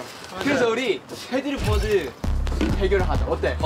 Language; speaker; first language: Korean; native; Korean